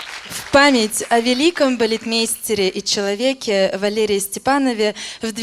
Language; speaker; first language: Russian; native; Russian